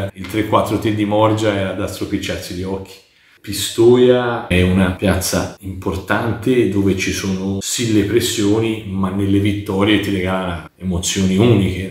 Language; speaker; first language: Italian; native; Italian